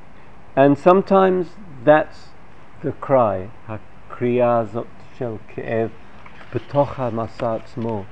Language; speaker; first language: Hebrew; non-native, fluent; English